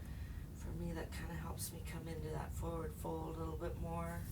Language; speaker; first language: English; native; English